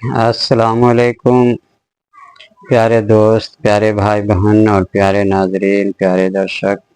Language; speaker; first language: Urdu; native; Urdu